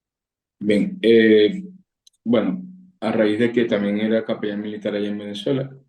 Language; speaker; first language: Spanish; native; Spanish